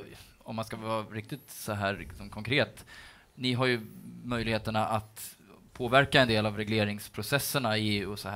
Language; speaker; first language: Swedish; native; Swedish